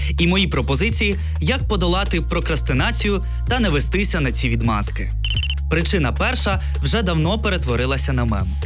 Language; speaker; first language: Ukrainian; non-native, local second language; Russian